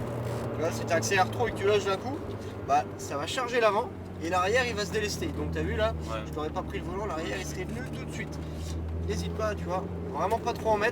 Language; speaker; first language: French; native; French